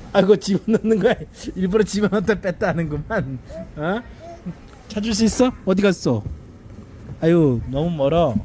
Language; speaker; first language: Korean; native; Korean